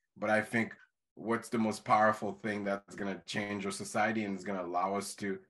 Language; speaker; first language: English; non-native, fluent; Haitian Creole